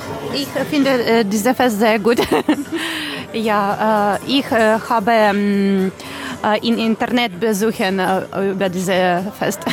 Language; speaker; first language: German; non-native, learner; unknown